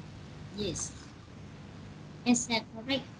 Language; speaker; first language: English; non-native, learner; Vietnamese